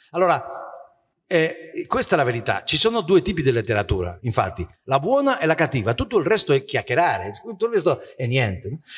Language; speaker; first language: Italian; non-native, fluent; Spanish